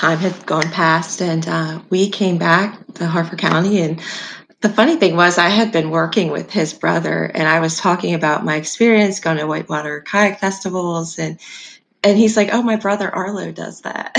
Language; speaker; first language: English; native; English